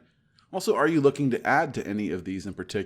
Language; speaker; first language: English; native; English